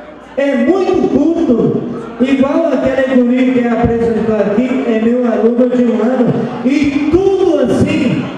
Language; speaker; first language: Portuguese; non-native, local second language; Spanish